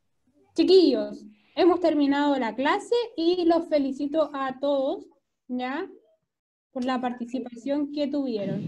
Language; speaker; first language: Spanish; native; Spanish